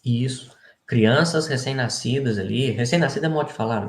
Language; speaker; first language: Portuguese; native; Portuguese